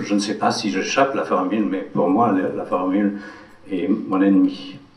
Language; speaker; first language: French; non-native, fluent; English